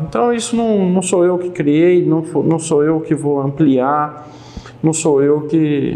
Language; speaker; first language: Portuguese; native; Portuguese